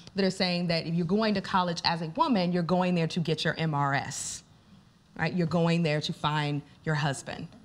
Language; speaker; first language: English; native; English